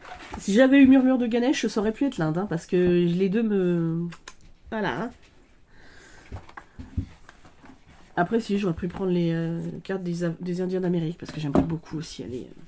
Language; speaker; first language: French; native; French